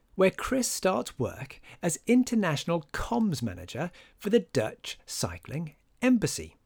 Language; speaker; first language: English; native; English